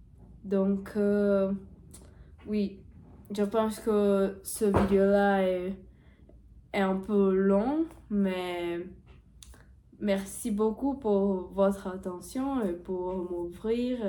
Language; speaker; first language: French; non-native, learner; Portuguese